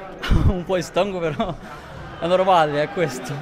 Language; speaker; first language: Italian; non-native, fluent; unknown